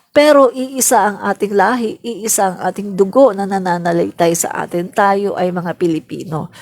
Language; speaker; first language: Filipino; non-native, local second language; Cebuano